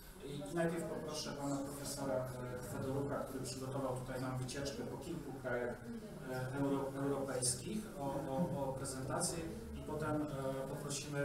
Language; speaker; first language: Polish; native; Polish